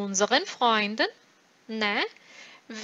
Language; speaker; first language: German; non-native, fluent; Portuguese